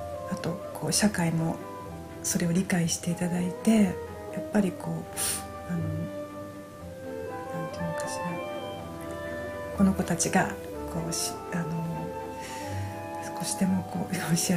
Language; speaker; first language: Japanese; native; Japanese